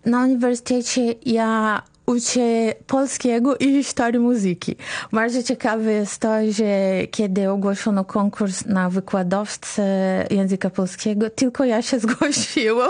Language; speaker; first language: Polish; non-native, fluent; Portuguese